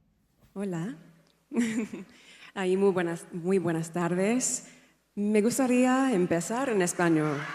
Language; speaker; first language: Spanish; non-native, fluent; English